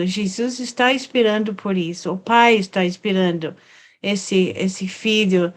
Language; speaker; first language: Portuguese; non-native, fluent; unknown